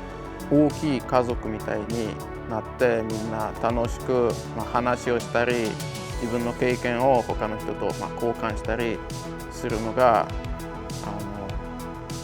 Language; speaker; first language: Japanese; non-native, fluent; Polish